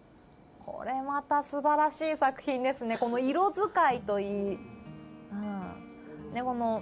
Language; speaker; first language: Japanese; native; Japanese